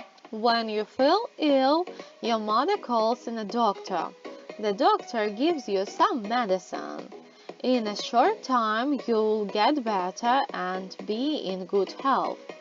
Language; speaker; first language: English; non-native, fluent; Ukrainian